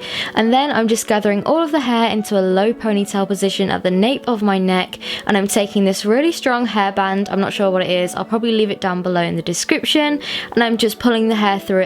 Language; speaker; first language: English; native; English